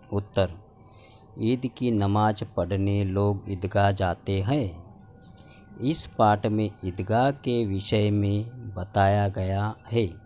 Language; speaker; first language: Hindi; non-native, local second language; Marathi